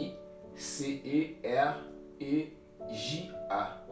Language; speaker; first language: Portuguese; non-native, fluent; Haitian Creole